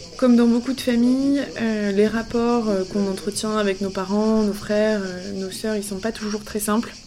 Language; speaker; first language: French; native; French